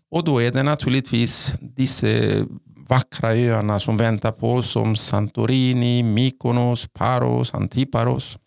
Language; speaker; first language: Norwegian; non-native, fluent; Greek